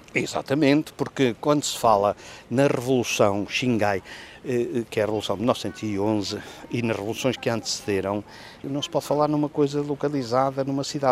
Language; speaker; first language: Portuguese; native; Portuguese